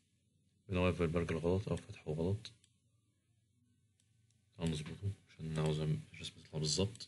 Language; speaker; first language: Arabic; native; Arabic